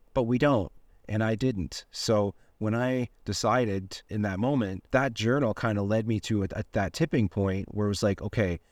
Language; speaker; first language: English; native; English